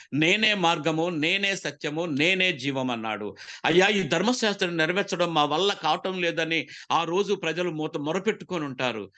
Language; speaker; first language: Telugu; non-native, local second language; Koya